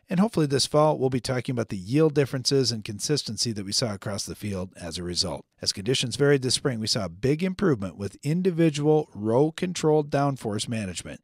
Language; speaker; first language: English; native; English